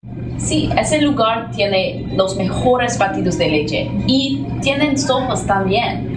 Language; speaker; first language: Spanish; non-native, learner; English